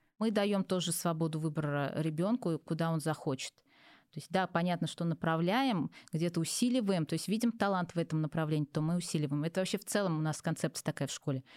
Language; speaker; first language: Russian; native; Russian